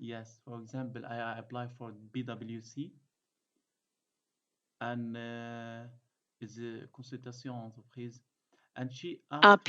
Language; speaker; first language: English; non-native, fluent; Arabic